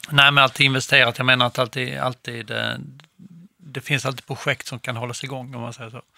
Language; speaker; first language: Swedish; native; Swedish